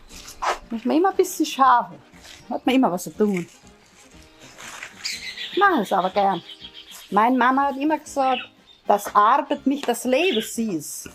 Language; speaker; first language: German; early bilingual, heritage; German